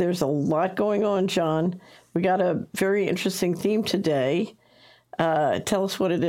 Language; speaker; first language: English; native; English